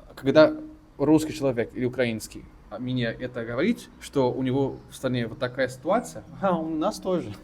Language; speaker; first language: Russian; non-native, fluent; Portuguese